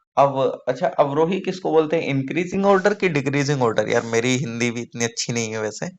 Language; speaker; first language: Hindi; native; Hindi